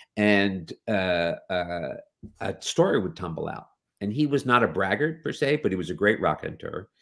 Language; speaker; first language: English; native; English